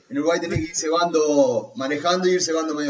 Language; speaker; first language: Spanish; native; Spanish